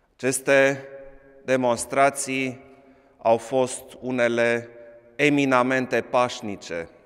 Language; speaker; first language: Romanian; non-native, local second language; German